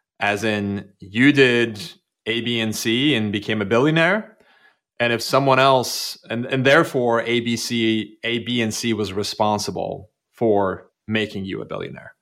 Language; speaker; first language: English; non-native, fluent; Turkish